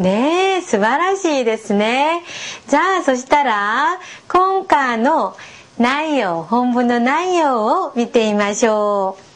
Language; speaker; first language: Japanese; non-native, fluent; Korean